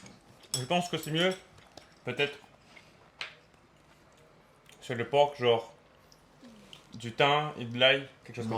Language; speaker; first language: French; native; French